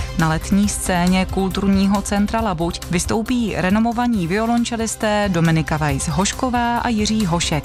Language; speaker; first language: Czech; native; Czech